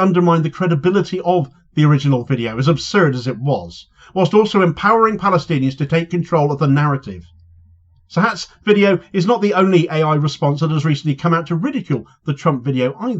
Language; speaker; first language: English; native; English